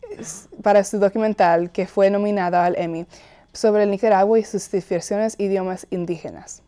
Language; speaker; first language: Spanish; non-native, learner; English